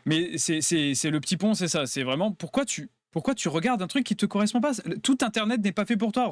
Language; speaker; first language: French; native; French